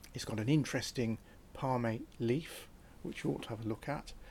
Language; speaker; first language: English; native; English